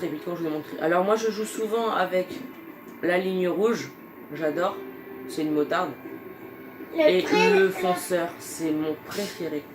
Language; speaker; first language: French; native; French